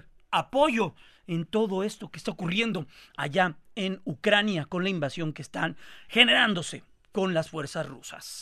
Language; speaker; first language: Spanish; native; Spanish